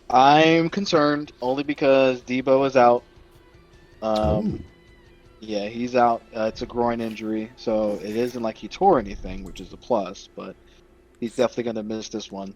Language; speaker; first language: English; native; English